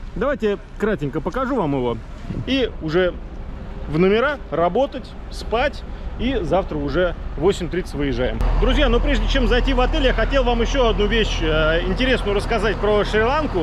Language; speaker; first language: Russian; native; Russian